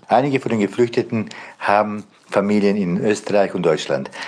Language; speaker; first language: German; non-native, fluent; Bosnian